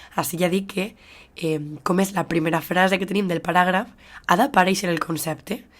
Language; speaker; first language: Catalan; native; Catalan